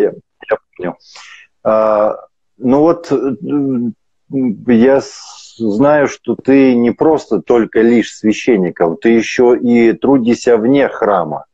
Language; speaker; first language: Russian; native; Russian